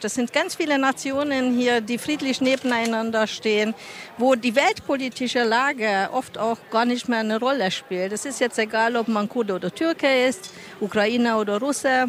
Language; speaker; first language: German; non-native, fluent; Hungarian